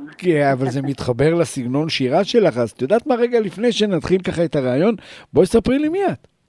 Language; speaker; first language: Hebrew; native; Hebrew